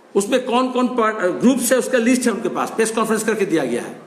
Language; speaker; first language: Hindi; non-native, local second language; Bangla